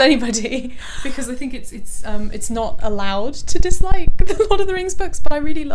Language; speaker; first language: English; native; English